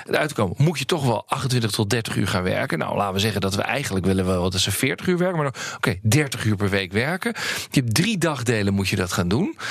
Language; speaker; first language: Dutch; native; Dutch